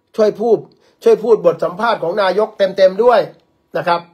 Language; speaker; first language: Thai; native; Thai